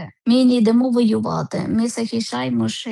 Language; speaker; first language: Ukrainian; non-native, learner; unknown